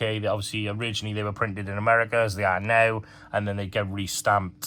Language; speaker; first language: English; native; English